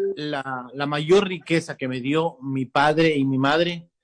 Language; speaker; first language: Spanish; native; Spanish